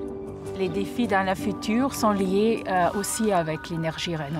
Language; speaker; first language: French; non-native, learner; Slovenian